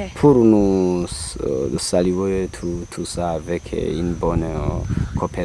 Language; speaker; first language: French; non-native, local second language; Rundi